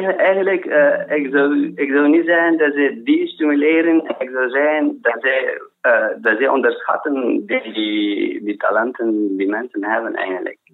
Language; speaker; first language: Dutch; non-native, fluent; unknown